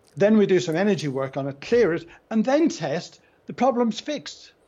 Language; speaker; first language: English; native; English